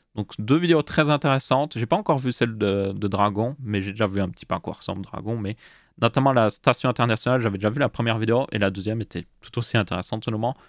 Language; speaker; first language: French; native; French